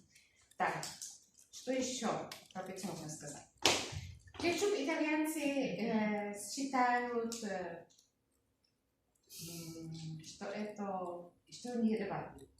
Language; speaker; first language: Russian; non-native, learner; Czech